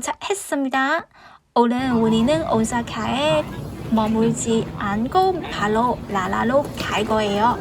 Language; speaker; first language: Korean; non-native, learner; Cantonese